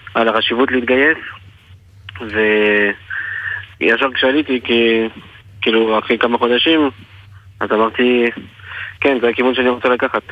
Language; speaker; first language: Hebrew; non-native, fluent; French